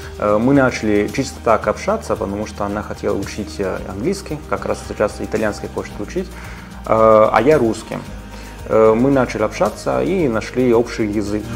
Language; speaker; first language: Russian; non-native, fluent; Italian